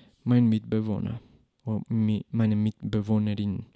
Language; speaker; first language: German; non-native, fluent; Spanish